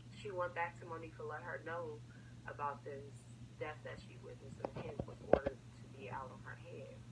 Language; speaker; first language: English; native; English